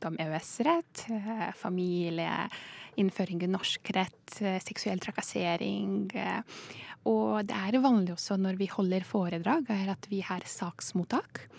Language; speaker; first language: Norwegian; non-native, fluent; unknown